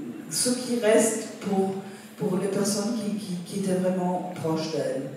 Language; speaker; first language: French; non-native, fluent; Italian